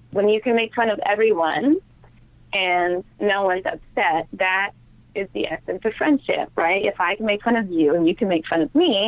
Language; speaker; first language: English; native; English